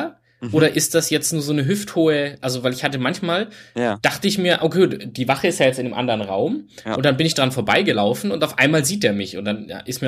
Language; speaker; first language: German; native; German